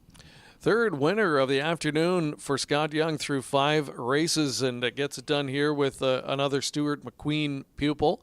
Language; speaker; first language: English; native; English